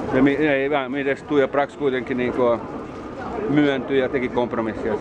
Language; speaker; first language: Finnish; early bilingual, heritage; Finnish